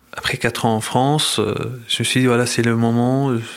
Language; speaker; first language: French; non-native, fluent; Arabic